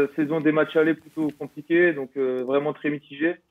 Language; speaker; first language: French; native; French